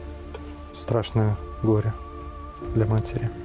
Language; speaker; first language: Russian; native; Russian